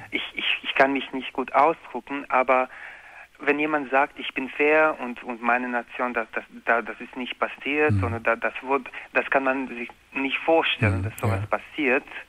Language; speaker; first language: German; non-native, learner; Croatian